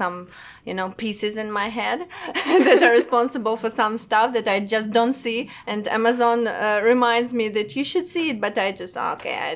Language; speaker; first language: English; non-native, fluent; Russian